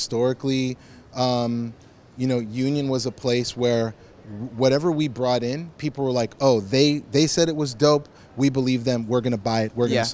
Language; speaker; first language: English; native; English